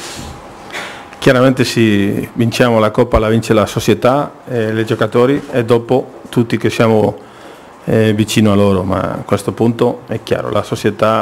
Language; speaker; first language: Italian; non-native, fluent; Spanish